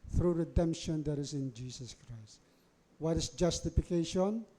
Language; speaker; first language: English; non-native, local second language; Filipino